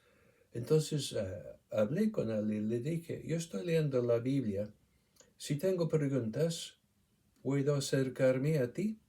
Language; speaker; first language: Spanish; non-native, fluent; English